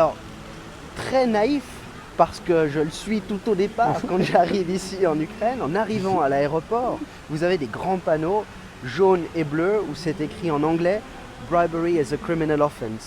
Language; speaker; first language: French; native; French